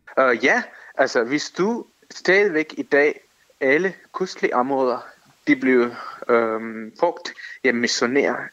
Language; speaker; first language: Danish; non-native, fluent; Tamil